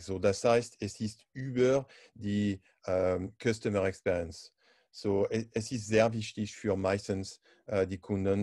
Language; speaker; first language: German; non-native, learner; French